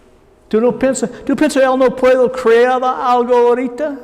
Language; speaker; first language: Spanish; non-native, learner; English